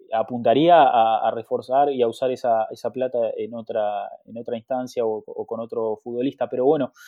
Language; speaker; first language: Spanish; native; Spanish